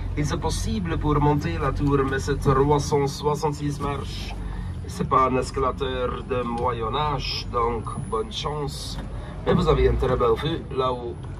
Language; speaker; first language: French; non-native, fluent; Dutch